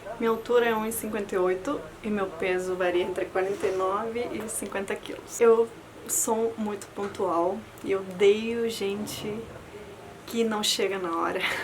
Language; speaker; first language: Portuguese; early bilingual, other home language; Spanish